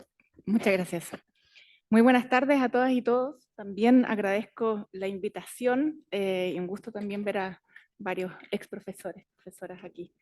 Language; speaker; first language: Spanish; native; Spanish